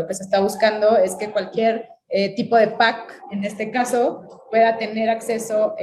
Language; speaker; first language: Spanish; native; Spanish